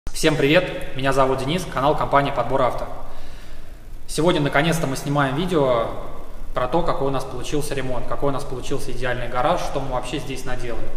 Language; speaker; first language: Russian; native; Russian